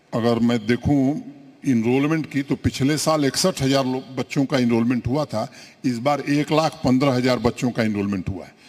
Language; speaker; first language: Hindi; native; Hindi